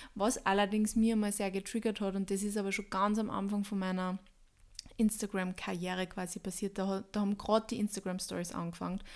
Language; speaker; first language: German; native; German